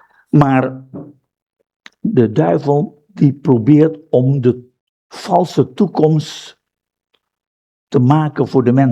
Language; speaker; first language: Dutch; non-native, fluent; Indonesian